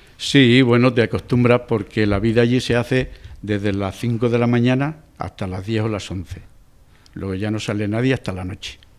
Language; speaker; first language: Spanish; native; Spanish